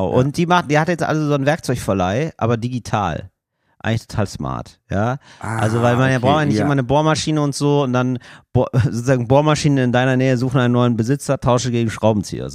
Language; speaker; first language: German; native; German